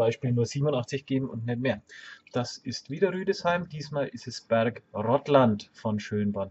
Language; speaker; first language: German; native; German